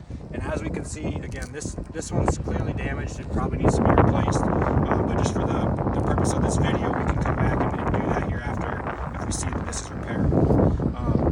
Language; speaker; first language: English; native; English